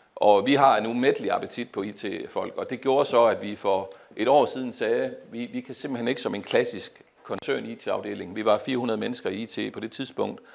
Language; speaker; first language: Danish; native; Danish